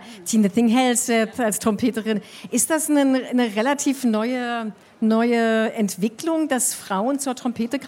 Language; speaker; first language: German; native; German